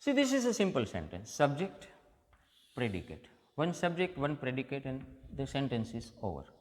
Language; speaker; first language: English; non-native, local second language; Gujarati